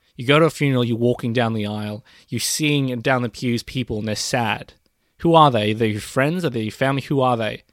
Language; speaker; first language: English; early bilingual, other home language; Filipino